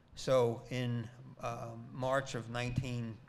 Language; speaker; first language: English; native; English